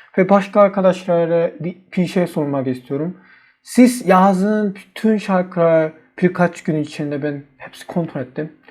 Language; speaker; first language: Turkish; non-native, learner; Korean